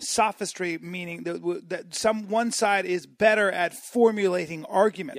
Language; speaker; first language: English; native; English